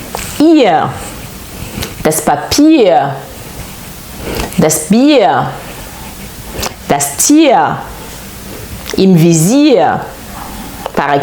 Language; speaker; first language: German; non-native, fluent; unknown